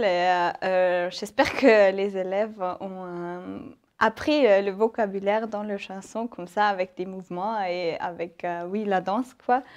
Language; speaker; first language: French; non-native, fluent; German